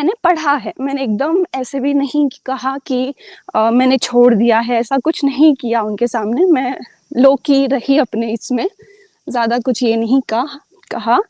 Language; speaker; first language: Hindi; native; Hindi